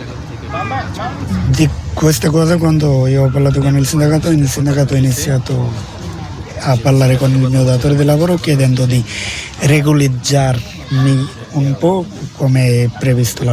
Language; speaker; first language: Italian; non-native, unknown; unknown